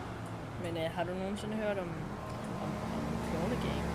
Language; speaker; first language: Danish; native; Danish